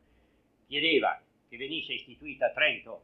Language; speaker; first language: Italian; native; Italian